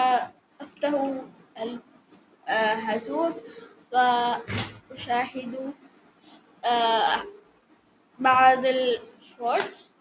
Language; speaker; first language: Arabic; non-native, learner; Urdu